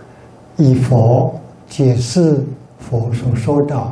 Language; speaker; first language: Chinese; native; Chinese